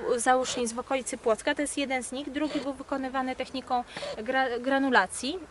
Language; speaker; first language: Polish; native; Polish